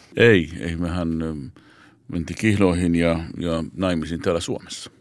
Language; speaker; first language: Finnish; non-native, fluent; Arabic